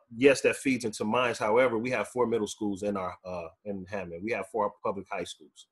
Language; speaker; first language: English; native; English